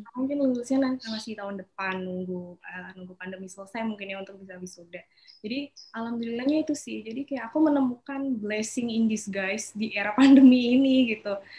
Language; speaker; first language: Indonesian; native; Indonesian